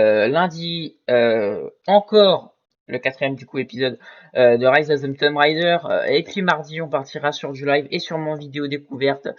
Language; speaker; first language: French; native; French